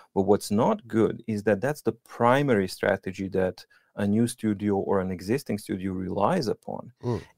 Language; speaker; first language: English; non-native, fluent; Serbian